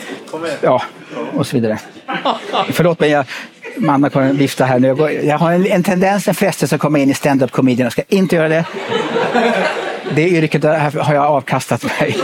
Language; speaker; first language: Swedish; native; Swedish